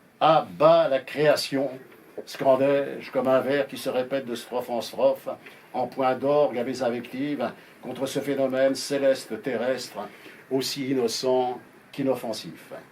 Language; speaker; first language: French; native; French